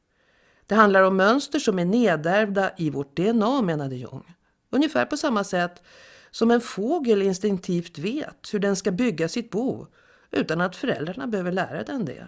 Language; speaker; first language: Swedish; native; Swedish